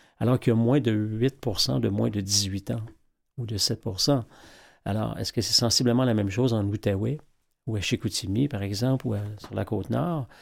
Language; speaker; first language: French; native; French